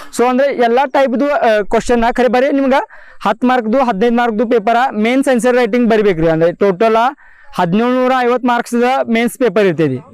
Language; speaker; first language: Kannada; non-native, local second language; Marathi